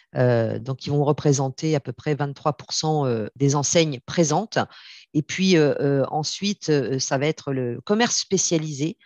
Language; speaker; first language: French; native; French